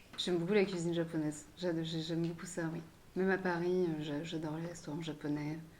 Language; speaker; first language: French; early bilingual, other home language; Romanian